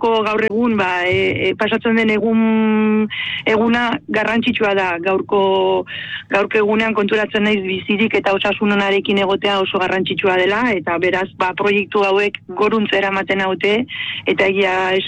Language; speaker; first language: Basque; native; Basque